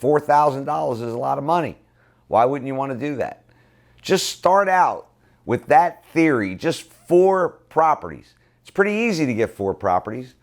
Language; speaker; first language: English; native; English